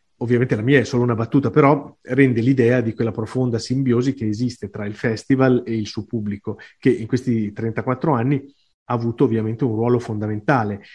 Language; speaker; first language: Italian; native; Italian